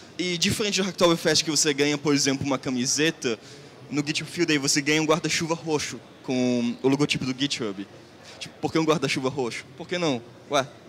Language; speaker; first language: Portuguese; non-native, fluent; German